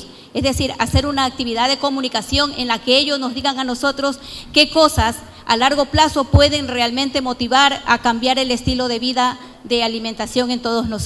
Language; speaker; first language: Spanish; native; Spanish